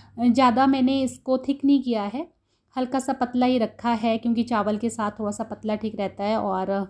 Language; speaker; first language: Hindi; non-native, local second language; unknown